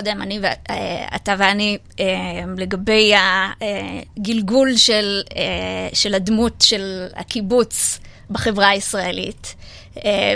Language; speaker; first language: Hebrew; native; Hebrew